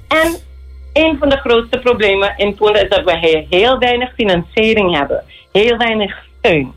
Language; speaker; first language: Dutch; non-native, local second language; Papiamento